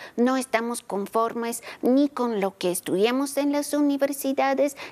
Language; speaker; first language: Spanish; non-native, fluent; Bulgarian